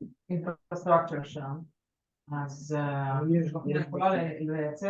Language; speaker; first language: Hebrew; native; Hebrew